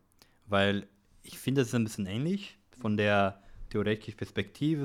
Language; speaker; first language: German; non-native, learner; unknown